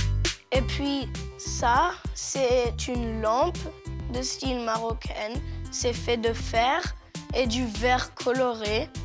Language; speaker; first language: French; early bilingual, other home language; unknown